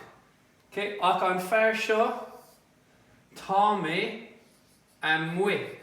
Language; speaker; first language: Irish; non-native, local second language; English